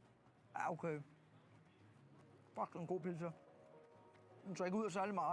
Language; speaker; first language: Danish; native; Danish